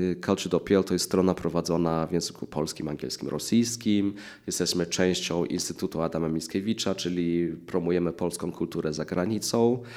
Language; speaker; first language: Polish; early bilingual, heritage; English